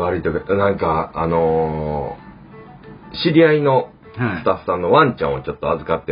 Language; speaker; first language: Japanese; native; Japanese